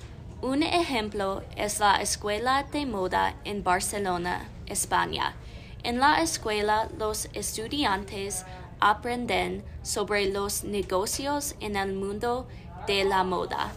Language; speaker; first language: Spanish; non-native, learner; English